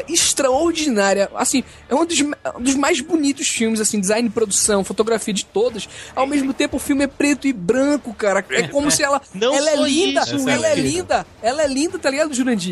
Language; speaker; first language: Portuguese; native; Portuguese